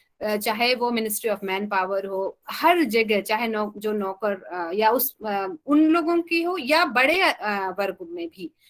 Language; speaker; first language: Hindi; native; Hindi